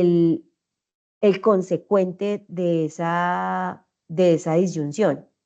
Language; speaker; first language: Spanish; native; Spanish